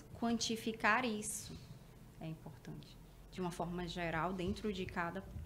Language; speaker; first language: Portuguese; native; Portuguese